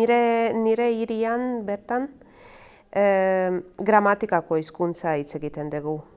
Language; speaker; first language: Basque; non-native, learner; Croatian